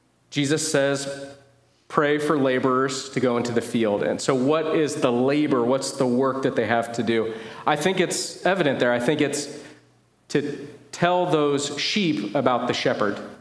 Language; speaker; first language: English; native; English